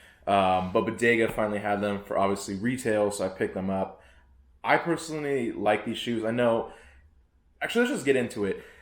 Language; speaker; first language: English; native; English